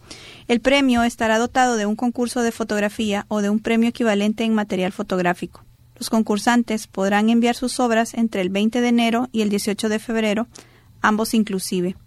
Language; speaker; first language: Spanish; native; Spanish